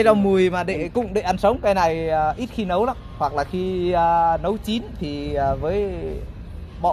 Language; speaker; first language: Vietnamese; native; Vietnamese